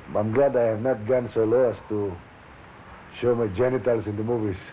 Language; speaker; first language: English; non-native, local second language; Filipino